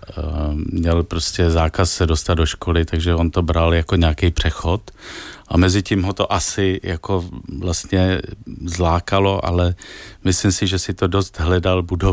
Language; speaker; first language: Czech; native; Czech